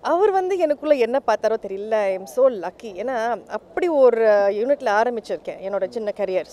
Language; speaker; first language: Tamil; early bilingual, other home language; English